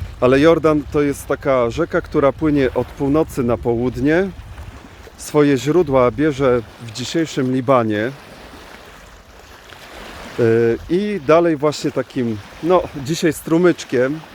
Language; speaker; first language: Polish; native; Polish